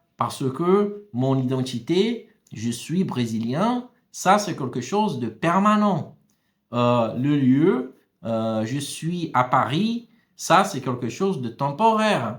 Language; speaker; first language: French; non-native, fluent; Portuguese